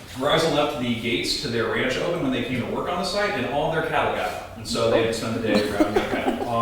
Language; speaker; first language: English; native; English